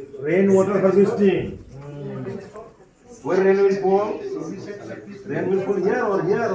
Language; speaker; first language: English; non-native, local second language; Bodo